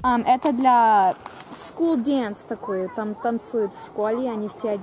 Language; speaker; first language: Russian; early bilingual, other home language; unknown